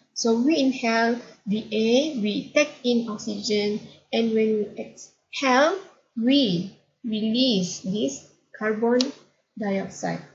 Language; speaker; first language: English; non-native, local second language; Malay